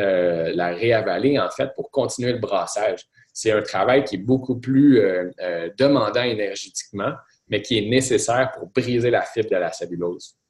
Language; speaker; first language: French; native; French